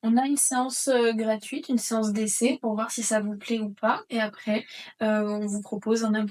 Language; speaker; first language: French; native; French